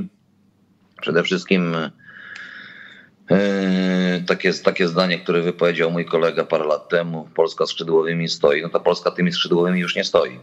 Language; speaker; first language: Polish; native; Polish